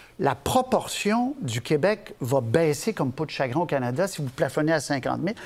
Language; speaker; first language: French; native; French